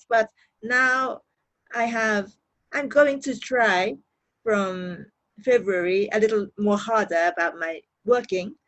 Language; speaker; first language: English; non-native, learner; Japanese